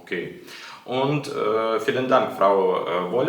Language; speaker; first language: German; non-native, learner; Ukrainian